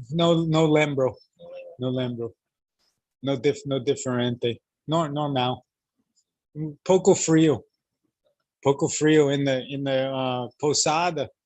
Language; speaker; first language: Portuguese; non-native, learner; English